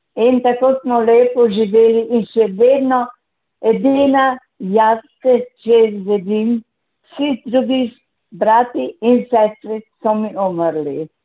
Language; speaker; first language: Slovenian; native; Slovenian